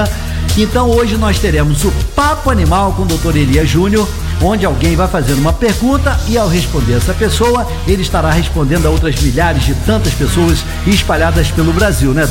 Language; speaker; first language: Portuguese; native; Portuguese